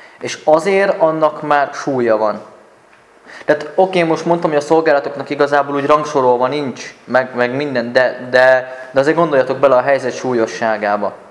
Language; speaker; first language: Hungarian; native; Hungarian